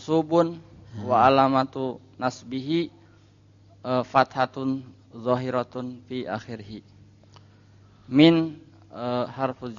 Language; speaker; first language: Arabic; non-native, learner; Indonesian